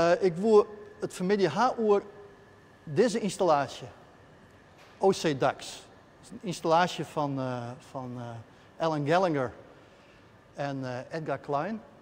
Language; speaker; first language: Dutch; non-native, local second language; Western Frisian